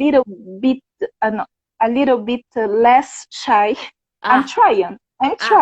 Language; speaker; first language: English; non-native, fluent; Portuguese